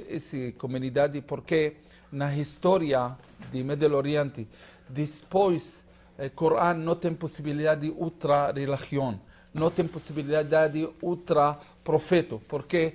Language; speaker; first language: Spanish; non-native, learner; Hebrew